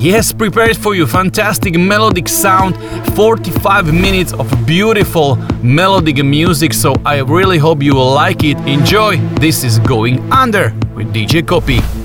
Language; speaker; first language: English; non-native, fluent; Slovak